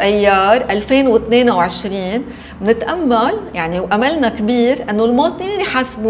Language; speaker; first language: Arabic; native; Arabic